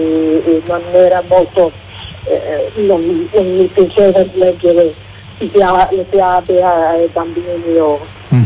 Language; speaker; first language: Italian; early bilingual, heritage; English